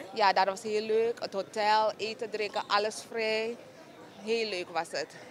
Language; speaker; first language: Dutch; native; Dutch